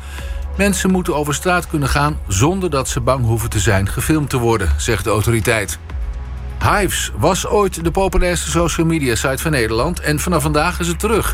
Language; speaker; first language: Dutch; native; Dutch